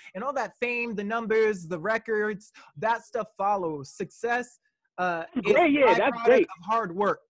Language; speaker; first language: English; native; English